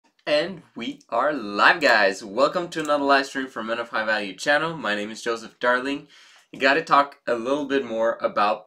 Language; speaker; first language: English; native; English